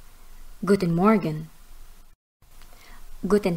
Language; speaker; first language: German; non-native, fluent; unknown